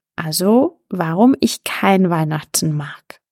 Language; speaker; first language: German; non-native, fluent; Czech